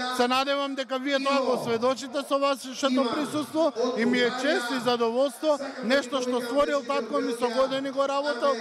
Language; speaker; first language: Macedonian; non-native, local second language; Romany